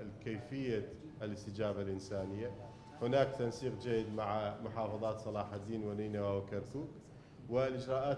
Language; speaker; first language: Arabic; native; Arabic